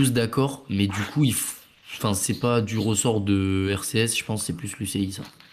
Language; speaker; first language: French; native; French